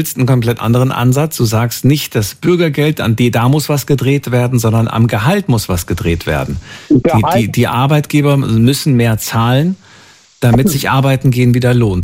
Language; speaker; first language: German; native; German